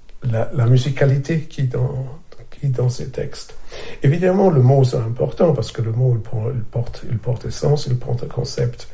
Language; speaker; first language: French; non-native, fluent; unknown